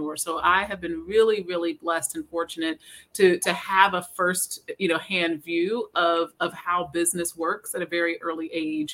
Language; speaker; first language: English; native; English